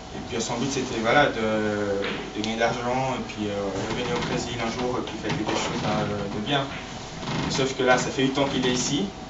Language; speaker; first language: French; non-native, fluent; Portuguese